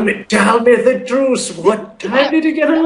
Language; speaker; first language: English; non-native, learner; Russian